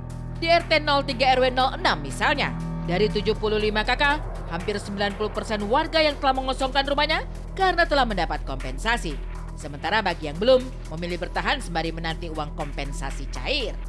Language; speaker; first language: Indonesian; native; Indonesian